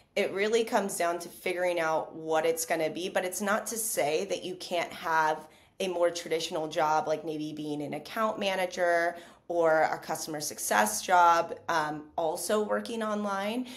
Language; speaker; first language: English; native; English